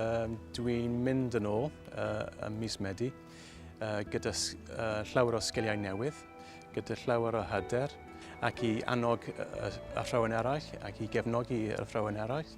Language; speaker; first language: Welsh; non-native, local second language; English